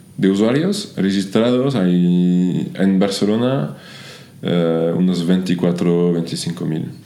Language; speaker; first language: Spanish; non-native, fluent; French